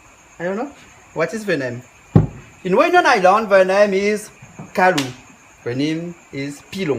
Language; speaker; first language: English; non-native, learner; Réunion Creole French